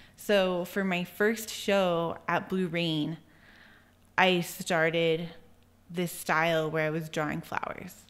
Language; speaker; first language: English; native; English